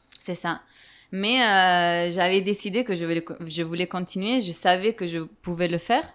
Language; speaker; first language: French; non-native, fluent; Italian